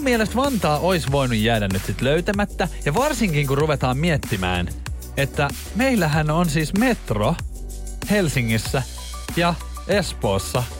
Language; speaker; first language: Finnish; native; Finnish